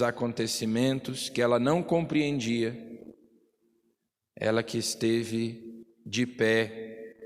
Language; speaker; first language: Portuguese; native; Portuguese